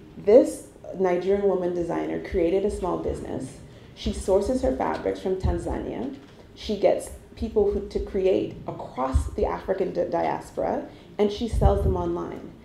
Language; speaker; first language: English; non-native, local second language; Igbo